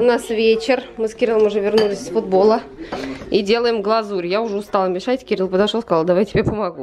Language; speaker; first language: Russian; native; Russian